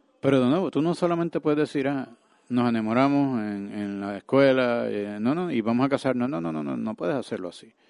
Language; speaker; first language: Spanish; non-native, fluent; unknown